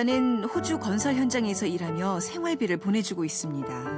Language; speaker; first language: Korean; native; Korean